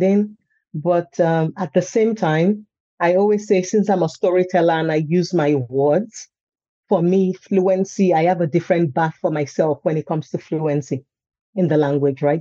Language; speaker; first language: English; non-native, local second language; Yoruba